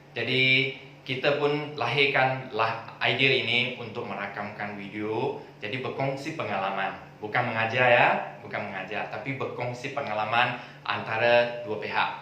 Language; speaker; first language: Malay; non-native, local second language; Chinese